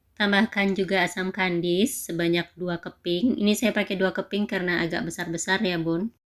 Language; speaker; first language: Indonesian; non-native, local second language; Minangkabau